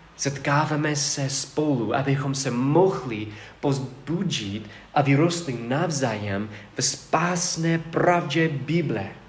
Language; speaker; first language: Czech; non-native, fluent; English